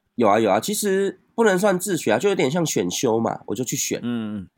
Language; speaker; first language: Chinese; native; Chinese